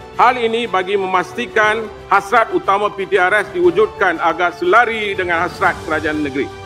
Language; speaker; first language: Malay; non-native, local second language; Tamil